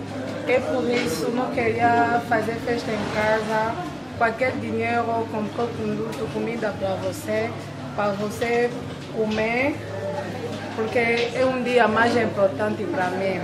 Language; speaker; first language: Portuguese; non-native, fluent; Lingala